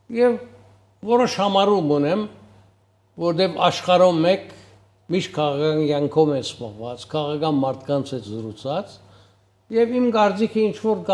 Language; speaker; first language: Armenian; early bilingual, heritage; Armenian